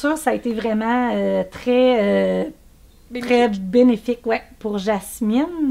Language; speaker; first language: French; native; French